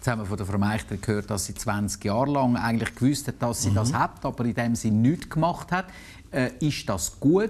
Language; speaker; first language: German; native; German